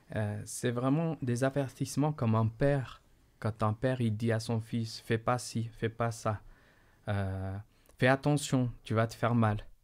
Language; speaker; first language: French; non-native, fluent; Portuguese